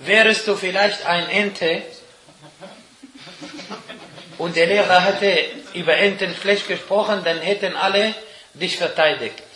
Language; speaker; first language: German; non-native, fluent; Arabic